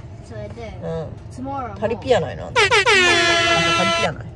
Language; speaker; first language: Japanese; native; Japanese